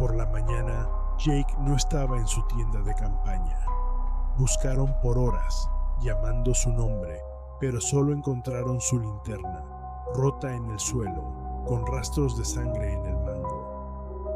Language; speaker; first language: Spanish; native; Spanish